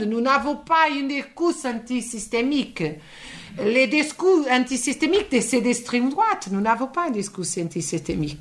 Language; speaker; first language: French; non-native, fluent; Portuguese